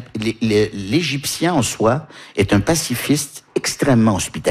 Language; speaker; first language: French; early bilingual, heritage; French